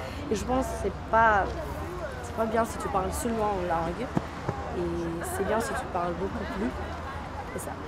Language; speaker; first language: French; non-native, learner; Macedonian